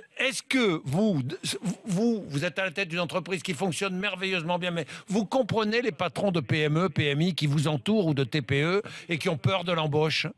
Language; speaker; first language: French; native; French